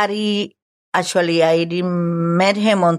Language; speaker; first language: English; non-native, fluent; Spanish